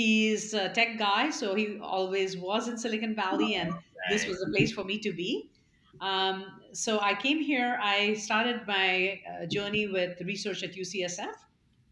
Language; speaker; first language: English; non-native, local second language; Hindi